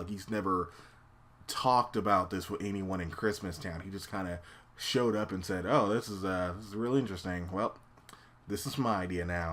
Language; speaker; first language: English; native; English